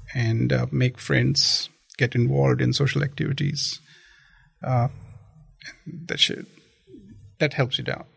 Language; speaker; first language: English; non-native, local second language; Kashmiri